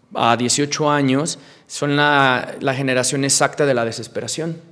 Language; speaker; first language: Spanish; native; Spanish